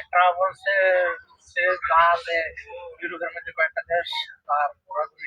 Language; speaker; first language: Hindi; non-native, learner; Bangla